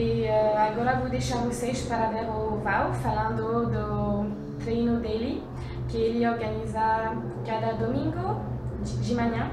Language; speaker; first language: Portuguese; non-native, learner; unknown